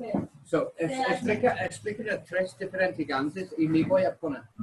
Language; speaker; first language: Spanish; non-native, learner; English